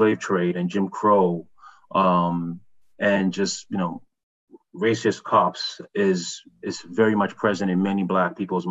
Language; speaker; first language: English; early bilingual, other home language; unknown